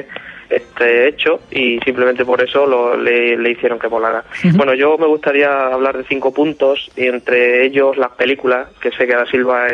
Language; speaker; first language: Spanish; native; Spanish